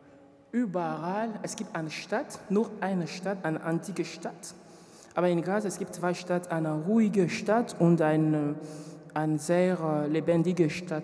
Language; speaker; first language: German; non-native, learner; French